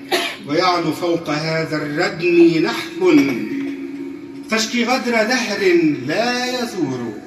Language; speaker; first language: Arabic; native; Arabic